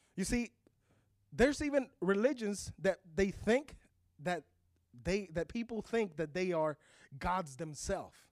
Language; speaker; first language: English; early bilingual, other home language; Spanish